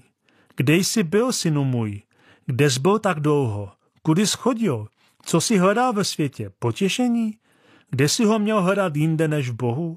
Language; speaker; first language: Czech; native; Czech